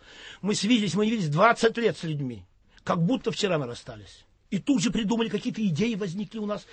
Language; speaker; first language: Russian; native; Russian